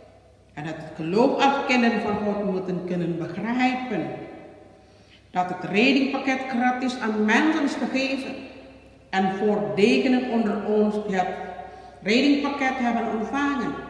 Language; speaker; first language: Dutch; non-native, learner; Indonesian